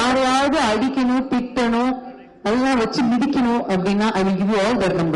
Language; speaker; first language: Tamil; native; Tamil